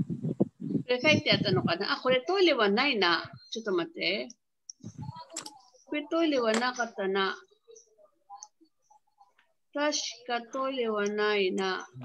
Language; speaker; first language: Japanese; non-native, fluent; Filipino